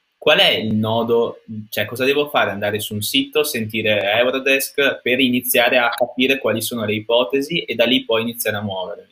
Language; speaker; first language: Italian; native; Italian